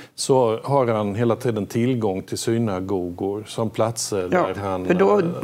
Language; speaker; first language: Swedish; native; Swedish